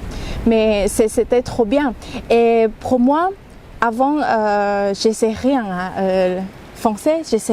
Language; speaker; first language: French; non-native, learner; Thai